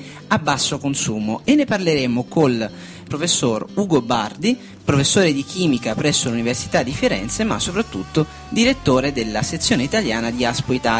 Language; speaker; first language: Italian; native; Italian